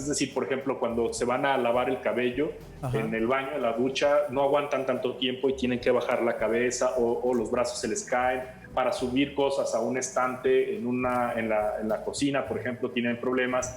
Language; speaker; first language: Spanish; native; Spanish